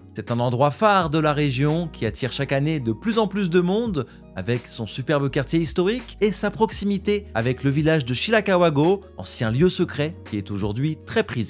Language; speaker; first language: French; native; French